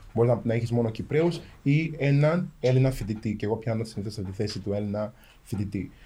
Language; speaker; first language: Greek; early bilingual, other home language; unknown